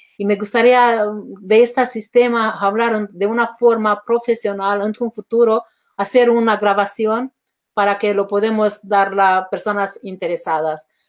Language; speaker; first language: Spanish; non-native, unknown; Romanian